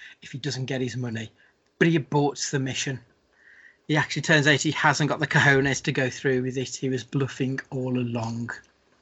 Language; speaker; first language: English; native; English